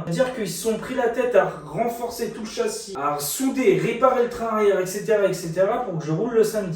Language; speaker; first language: French; native; French